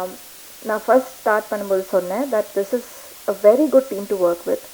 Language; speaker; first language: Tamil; non-native, learner; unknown